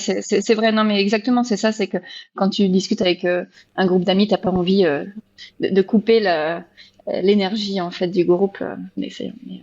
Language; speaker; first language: French; native; French